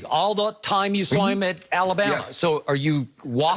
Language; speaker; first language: English; native; English